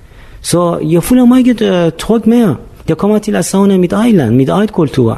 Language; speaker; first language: Danish; non-native, fluent; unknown